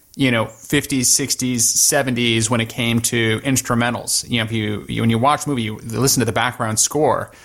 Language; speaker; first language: English; native; English